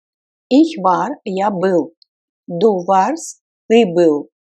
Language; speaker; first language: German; non-native, fluent; Russian